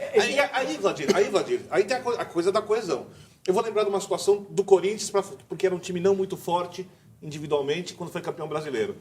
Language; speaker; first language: Portuguese; native; Portuguese